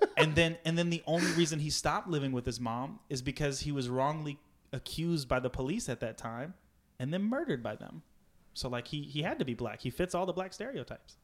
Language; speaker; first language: English; native; English